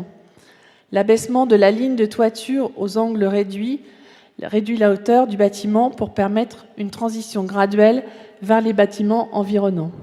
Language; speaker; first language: French; native; French